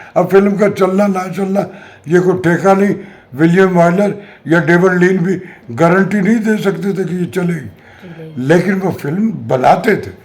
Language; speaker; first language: Urdu; non-native, local second language; Punjabi